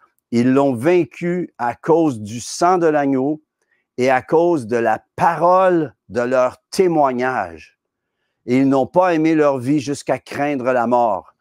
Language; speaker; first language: French; native; French